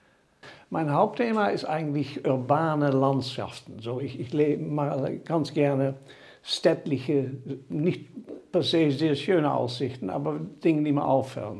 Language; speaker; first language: German; non-native, fluent; Dutch